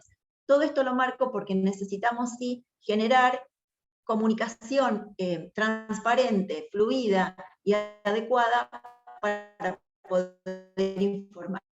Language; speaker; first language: Spanish; native; Spanish